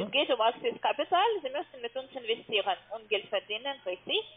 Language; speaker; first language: German; non-native, learner; Russian